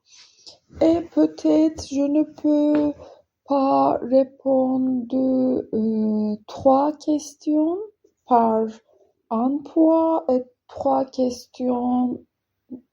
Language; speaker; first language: French; non-native, learner; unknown